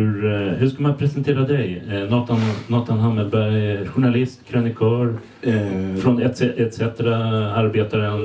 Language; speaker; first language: Swedish; native; Swedish